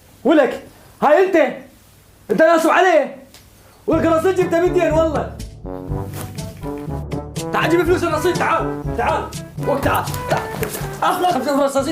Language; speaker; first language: Arabic; native; Arabic